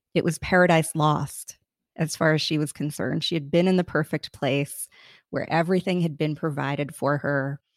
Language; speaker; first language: English; early bilingual, other home language; Hindi